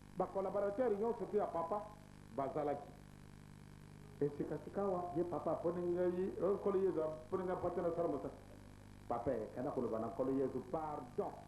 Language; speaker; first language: Lingala; non-native, local second language; Kongo